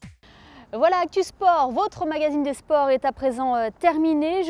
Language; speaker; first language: French; native; French